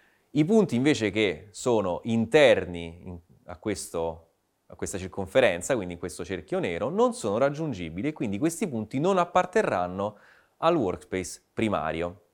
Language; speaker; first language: Italian; native; Italian